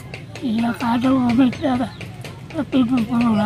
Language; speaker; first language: Indonesian; native; Indonesian